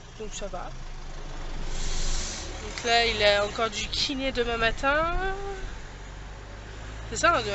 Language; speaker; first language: French; native; French